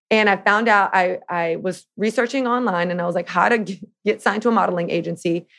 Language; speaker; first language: English; native; English